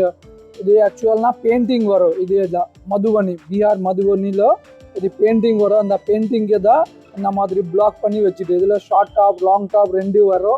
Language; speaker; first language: Tamil; non-native, fluent; Hindi